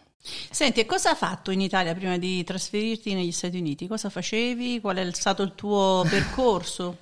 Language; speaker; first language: Italian; native; Italian